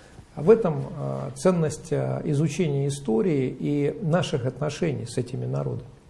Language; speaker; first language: Russian; native; Russian